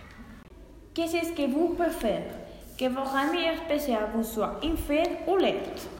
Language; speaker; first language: French; non-native, learner; Spanish